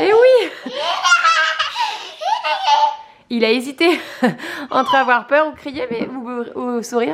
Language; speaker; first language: French; native; French